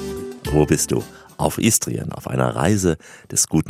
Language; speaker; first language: German; native; German